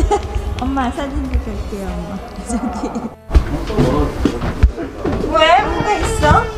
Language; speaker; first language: Korean; non-native, learner; Filipino